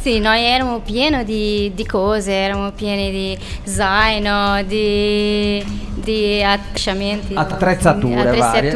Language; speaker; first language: Italian; non-native, learner; Portuguese